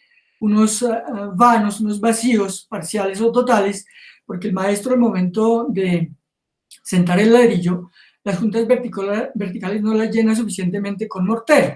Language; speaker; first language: Spanish; native; Spanish